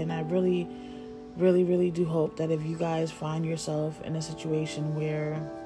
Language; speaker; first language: English; native; English